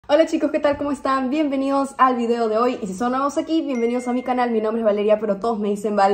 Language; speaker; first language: Spanish; native; Spanish